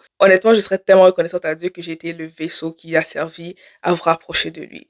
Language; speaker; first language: French; native; French